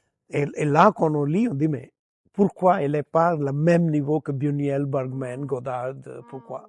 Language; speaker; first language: French; non-native, fluent; Gujarati